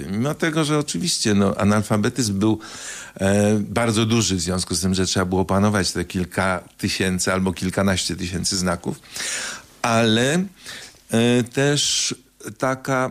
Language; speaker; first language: Polish; native; Polish